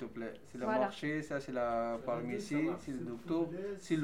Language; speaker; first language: French; non-native, learner; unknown